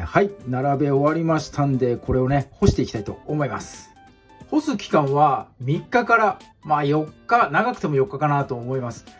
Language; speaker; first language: Japanese; native; Japanese